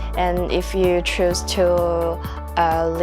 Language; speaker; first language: English; non-native, fluent; Chinese